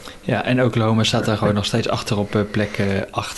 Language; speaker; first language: Dutch; native; Dutch